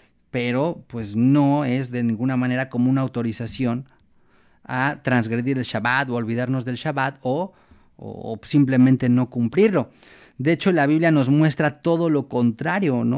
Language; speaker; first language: Spanish; native; Spanish